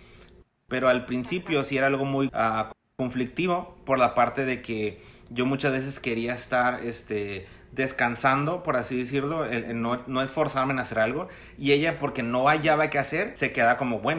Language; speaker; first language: Spanish; native; Spanish